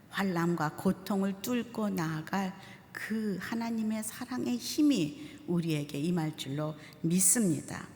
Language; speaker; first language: Korean; native; Korean